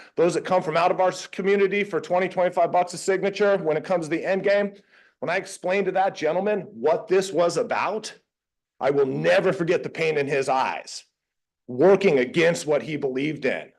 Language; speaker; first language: English; native; English